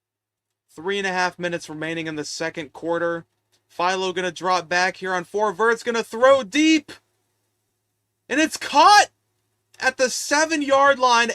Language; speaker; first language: English; native; English